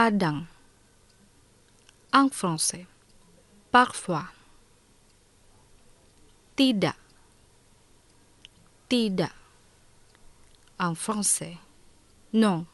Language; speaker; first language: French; non-native, fluent; Indonesian